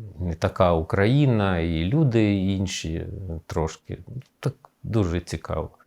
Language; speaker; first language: Ukrainian; native; Ukrainian